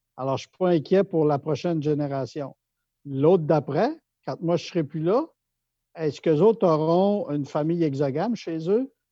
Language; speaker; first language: French; native; French